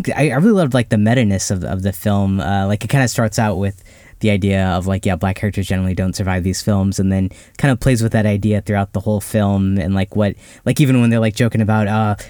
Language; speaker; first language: English; early bilingual, other home language; Hindi